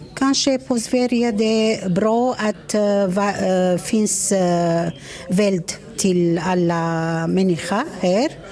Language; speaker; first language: Swedish; non-native, learner; Arabic